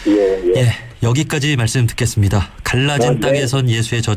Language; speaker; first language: Korean; native; Korean